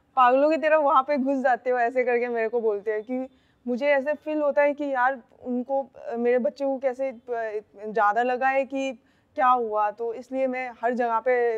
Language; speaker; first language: Hindi; non-native, local second language; Manipuri